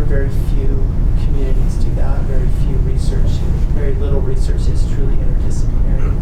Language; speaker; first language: English; native; English